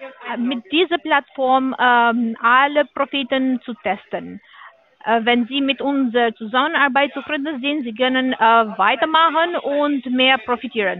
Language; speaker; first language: German; non-native, learner; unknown